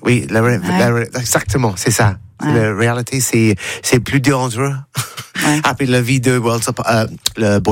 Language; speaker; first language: French; non-native, learner; English